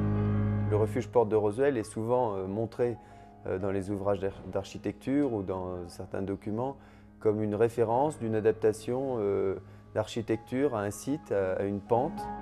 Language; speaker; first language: French; native; French